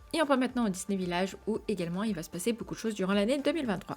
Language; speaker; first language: French; native; French